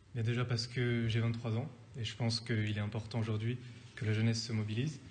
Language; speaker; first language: French; native; French